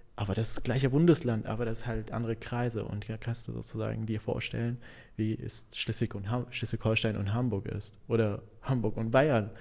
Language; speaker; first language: German; non-native, fluent; Arabic